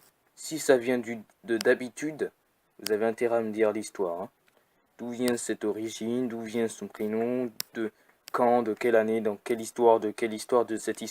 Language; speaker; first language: French; native; French